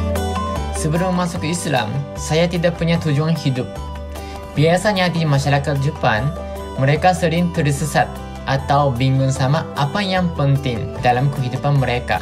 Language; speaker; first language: Indonesian; non-native, fluent; Japanese